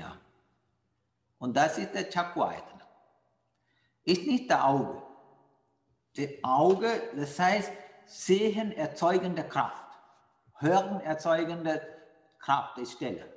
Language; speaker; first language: German; non-native, fluent; Sinhala